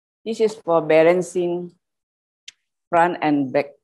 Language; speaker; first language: English; non-native, learner; Indonesian